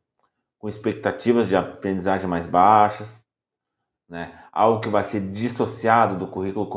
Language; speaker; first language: Portuguese; native; Portuguese